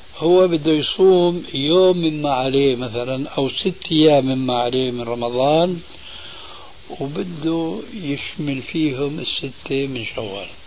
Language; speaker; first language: Arabic; early bilingual, other home language; Albanian